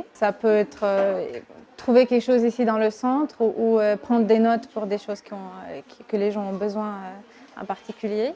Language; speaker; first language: French; non-native, fluent; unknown